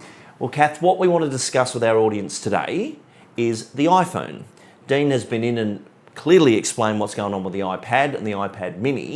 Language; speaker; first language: English; native; English